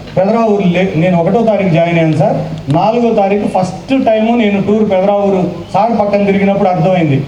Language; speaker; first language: Telugu; native; Telugu